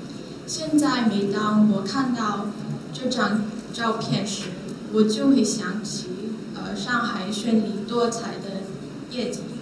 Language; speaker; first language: Chinese; non-native, learner; Korean